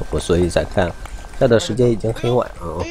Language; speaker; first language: Chinese; native; Chinese